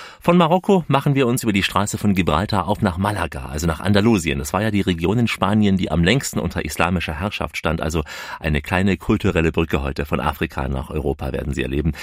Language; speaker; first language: German; native; German